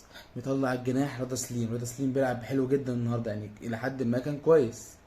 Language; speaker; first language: Arabic; native; Arabic